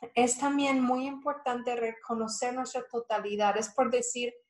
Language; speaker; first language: Spanish; non-native, fluent; English